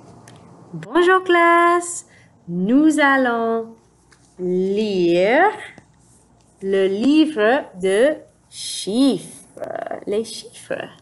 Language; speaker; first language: French; non-native, fluent; English